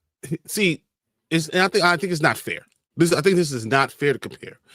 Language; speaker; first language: English; native; English